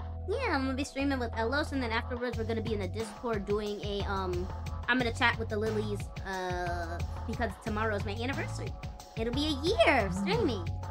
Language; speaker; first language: English; native; English